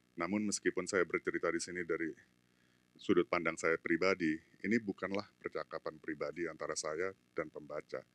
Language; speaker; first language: Indonesian; native; Indonesian